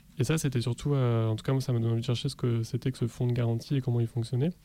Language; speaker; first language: French; native; French